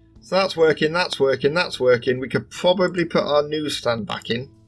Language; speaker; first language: English; native; English